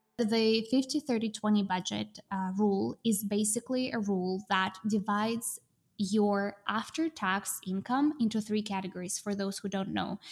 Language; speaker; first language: English; non-native, fluent; Russian